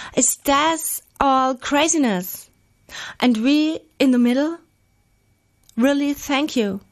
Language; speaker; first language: English; non-native, fluent; German